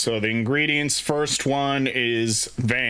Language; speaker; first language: English; native; English